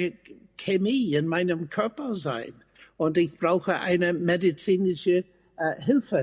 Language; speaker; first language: German; non-native, fluent; English